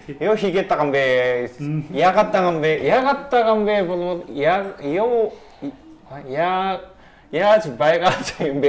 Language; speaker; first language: Mongolian; non-native, learner; Japanese